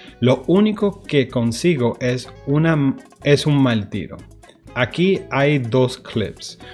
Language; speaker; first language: Spanish; early bilingual, heritage; Spanish